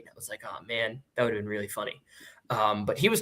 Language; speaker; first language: English; native; English